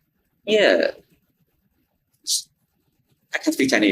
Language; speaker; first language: English; non-native, learner; Chinese